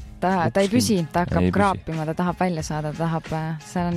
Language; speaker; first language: Estonian; native; Estonian